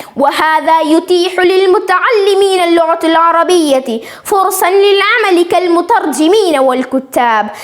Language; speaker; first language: Arabic; non-native, learner; Malayalam